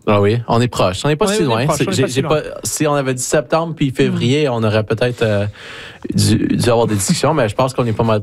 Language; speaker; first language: French; native; French